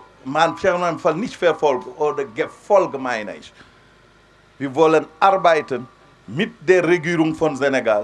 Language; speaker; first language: German; non-native, fluent; Wolof